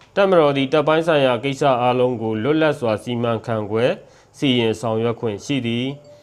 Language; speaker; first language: Burmese; native; Burmese